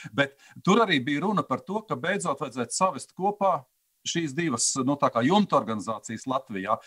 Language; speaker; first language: Latvian; native; Latvian